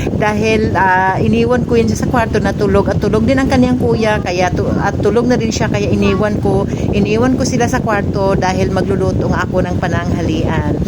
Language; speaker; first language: Filipino; native; Filipino